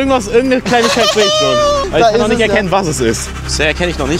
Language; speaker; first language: German; native; German